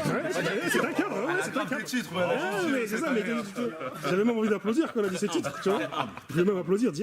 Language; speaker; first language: French; native; French